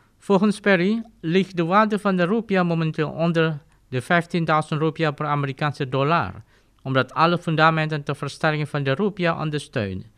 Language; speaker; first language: Dutch; non-native, fluent; Indonesian